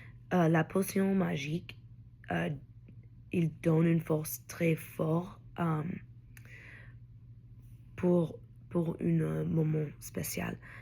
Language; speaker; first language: French; non-native, learner; English